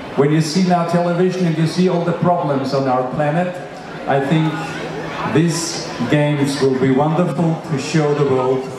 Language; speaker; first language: English; non-native, fluent; German